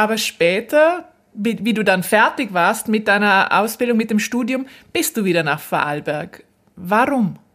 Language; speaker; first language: German; native; German